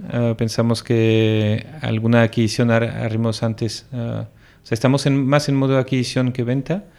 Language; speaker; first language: Spanish; non-native, fluent; French